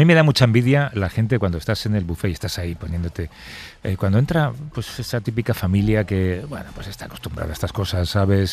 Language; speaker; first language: Spanish; native; Spanish